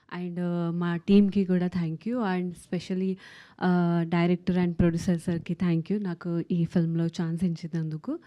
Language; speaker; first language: Telugu; non-native, fluent; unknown